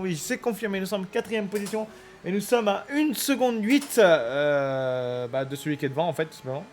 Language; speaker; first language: French; native; French